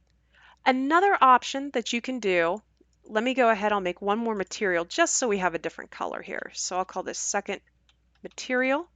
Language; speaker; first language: English; native; English